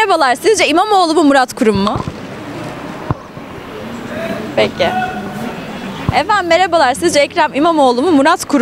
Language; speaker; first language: Turkish; native; Turkish